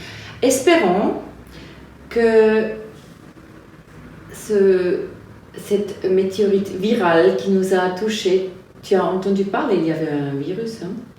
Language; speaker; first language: French; non-native, fluent; German